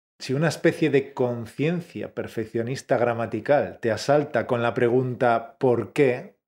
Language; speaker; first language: Spanish; native; Spanish